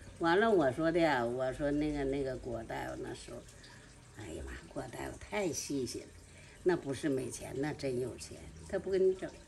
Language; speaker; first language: Chinese; native; Chinese